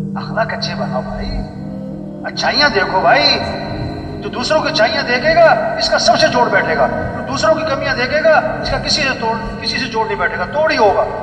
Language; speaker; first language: Urdu; non-native, local second language; Pashto